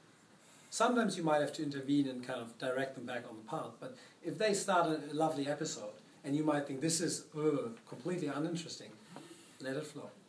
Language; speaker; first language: English; non-native, fluent; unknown